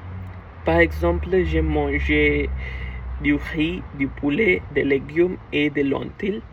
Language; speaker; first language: French; non-native, learner; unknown